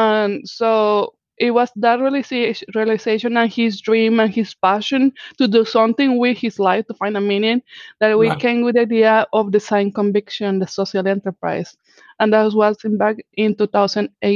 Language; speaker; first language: English; non-native, fluent; Spanish